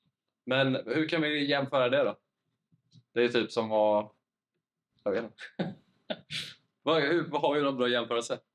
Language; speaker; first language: Swedish; native; Swedish